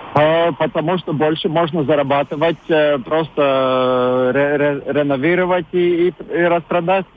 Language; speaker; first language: Russian; non-native, local second language; Latvian